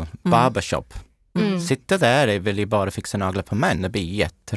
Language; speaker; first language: Swedish; non-native, learner; English